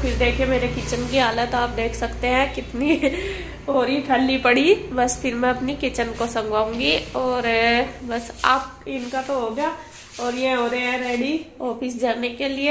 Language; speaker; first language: Hindi; native; Hindi